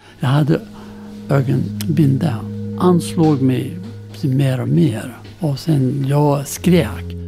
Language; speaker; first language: Swedish; non-native, fluent; Persian